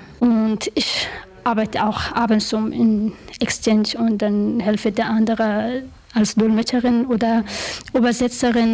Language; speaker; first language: German; non-native, learner; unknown